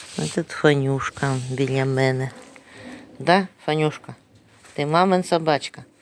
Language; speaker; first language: Ukrainian; native; Ukrainian